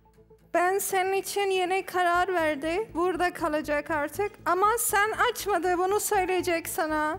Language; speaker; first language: Turkish; non-native, learner; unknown